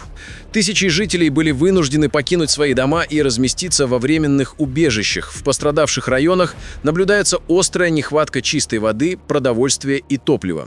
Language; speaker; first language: Russian; native; Russian